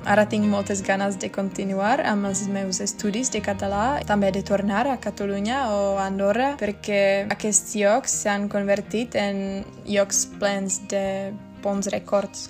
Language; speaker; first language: Catalan; non-native, fluent; Czech